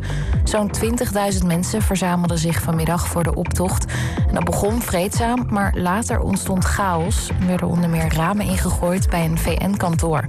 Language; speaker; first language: Dutch; native; Dutch